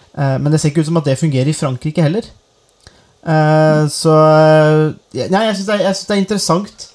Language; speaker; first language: Norwegian; native; Norwegian